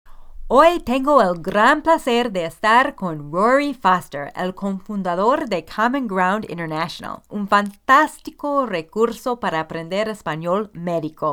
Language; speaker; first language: Spanish; non-native, fluent; English